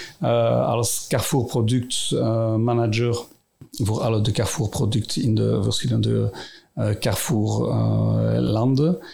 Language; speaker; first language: Dutch; non-native, local second language; French